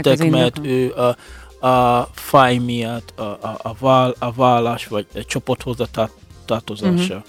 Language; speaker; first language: Hungarian; non-native, fluent; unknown